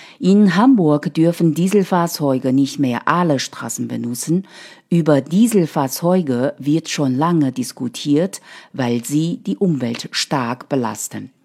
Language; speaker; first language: German; non-native, fluent; Chinese